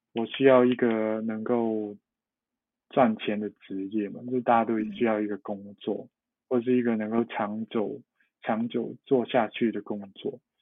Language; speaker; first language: Chinese; non-native, local second language; Cantonese